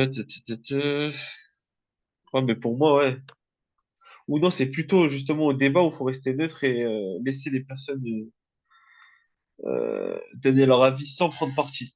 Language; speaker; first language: French; native; French